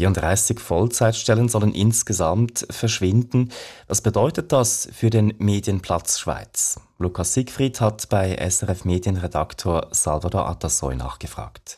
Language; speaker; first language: German; native; German